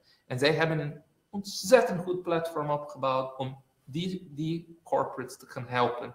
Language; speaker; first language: Dutch; non-native, fluent; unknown